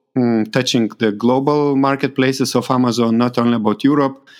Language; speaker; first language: English; non-native, fluent; Lithuanian